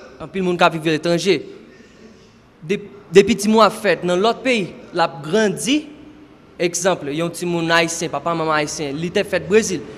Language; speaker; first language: Haitian Creole; non-native, fluent; Portuguese